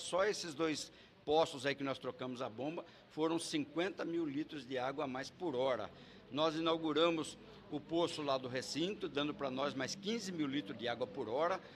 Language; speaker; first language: Portuguese; native; Portuguese